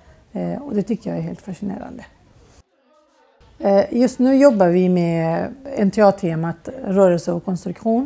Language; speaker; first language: Swedish; non-native, fluent; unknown